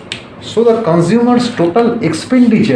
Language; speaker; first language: English; non-native, local second language; Bangla